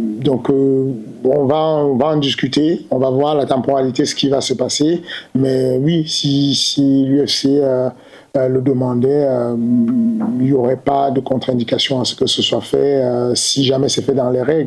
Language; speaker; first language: French; native; French